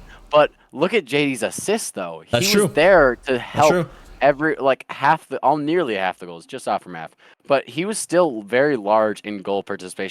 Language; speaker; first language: English; native; English